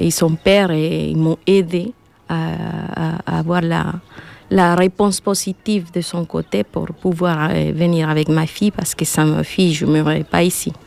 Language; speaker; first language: French; non-native, learner; Spanish